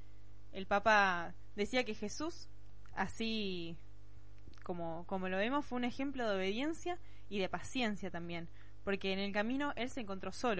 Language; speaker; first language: Spanish; native; Spanish